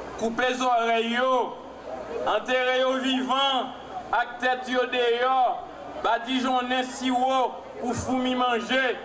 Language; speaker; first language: Haitian Creole; native; Haitian Creole